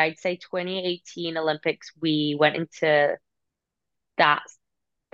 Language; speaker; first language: English; native; English